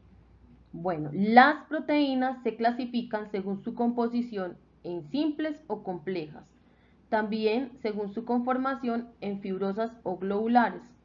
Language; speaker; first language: Spanish; native; Spanish